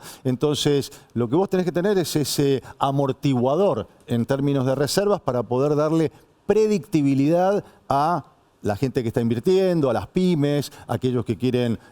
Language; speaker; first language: Spanish; native; Spanish